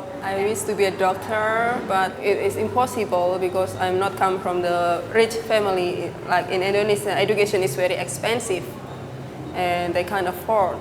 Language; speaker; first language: English; non-native, learner; Indonesian